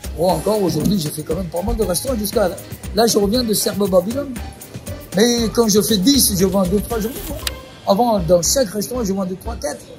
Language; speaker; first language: French; non-native, fluent; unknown